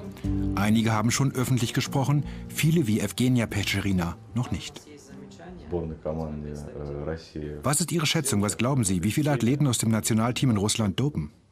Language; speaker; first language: German; native; German